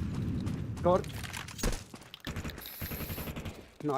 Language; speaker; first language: English; non-native, learner; Turkish